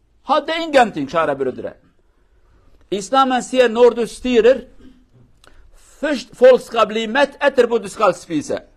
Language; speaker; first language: Norwegian; non-native, learner; Kurdish